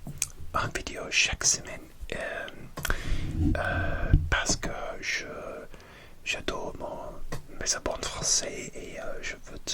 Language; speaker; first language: French; non-native, learner; English